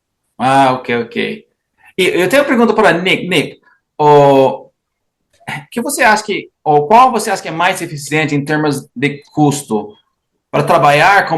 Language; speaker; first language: Portuguese; non-native, fluent; English